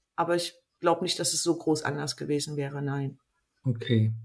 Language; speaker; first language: German; native; German